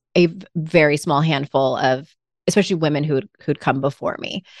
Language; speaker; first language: English; native; English